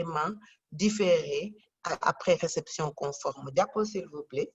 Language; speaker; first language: French; non-native, local second language; Wolof